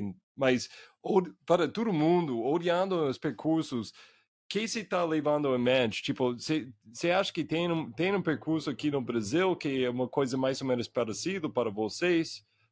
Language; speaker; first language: Portuguese; non-native, fluent; English